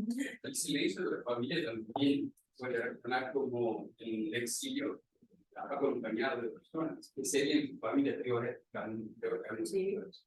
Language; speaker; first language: Spanish; non-native, fluent; Portuguese